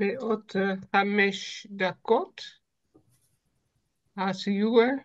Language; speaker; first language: Hebrew; non-native, learner; Dutch